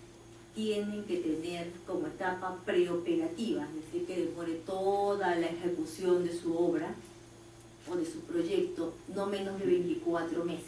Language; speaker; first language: Spanish; native; Spanish